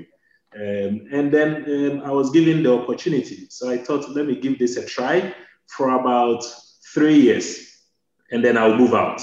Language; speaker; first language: English; non-native, local second language; Akan